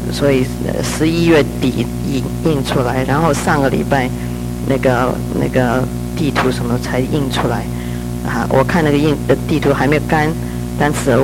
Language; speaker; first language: Chinese; early bilingual, heritage; Chinese